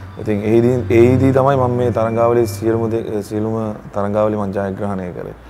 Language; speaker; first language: Sinhala; native; Sinhala